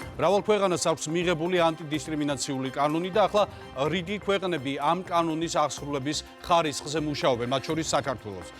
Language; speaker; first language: Georgian; native; Georgian